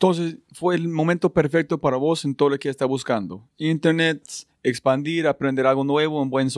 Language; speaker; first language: Spanish; non-native, fluent; English